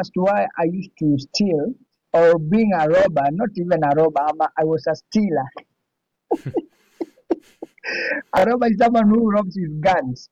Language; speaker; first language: English; non-native, local second language; Swahili